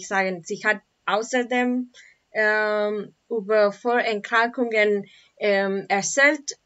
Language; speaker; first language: German; non-native, learner; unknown